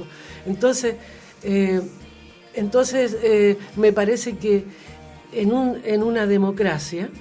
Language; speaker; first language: Spanish; native; Spanish